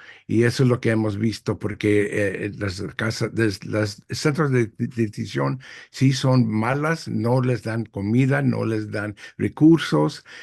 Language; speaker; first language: Spanish; early bilingual, heritage; English